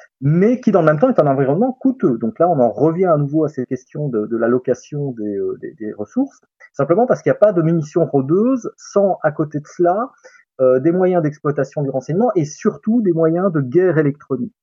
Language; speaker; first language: French; native; French